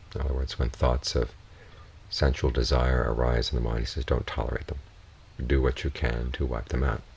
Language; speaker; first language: English; native; English